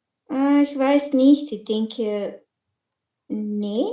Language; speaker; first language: German; non-native, learner; Macedonian